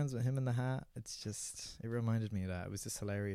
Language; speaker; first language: English; native; English